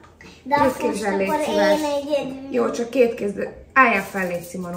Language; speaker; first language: Hungarian; native; Hungarian